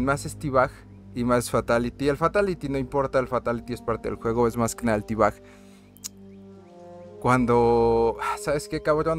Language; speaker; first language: Spanish; native; Spanish